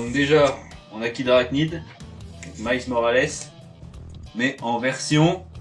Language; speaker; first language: French; native; French